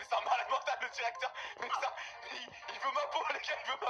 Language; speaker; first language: French; native; French